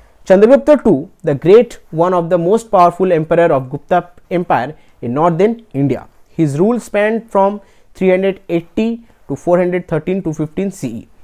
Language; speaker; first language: English; non-native, local second language; Bangla